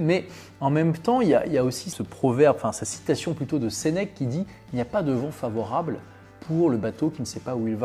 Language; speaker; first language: French; native; French